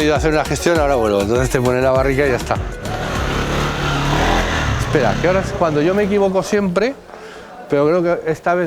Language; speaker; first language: Spanish; native; Spanish